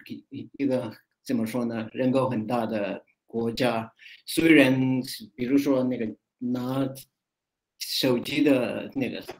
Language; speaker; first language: Chinese; non-native, fluent; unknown